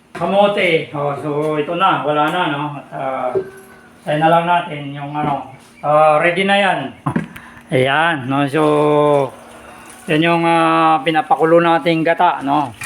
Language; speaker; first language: Filipino; native; Filipino